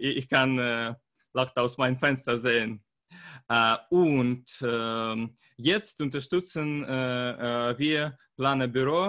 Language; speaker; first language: German; non-native, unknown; Russian